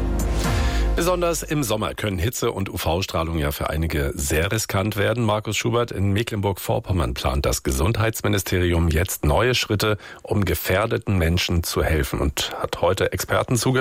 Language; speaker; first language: German; native; German